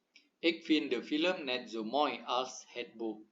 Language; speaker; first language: Dutch; non-native, learner; Indonesian